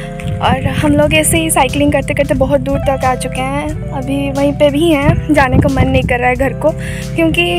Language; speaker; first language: Hindi; native; Hindi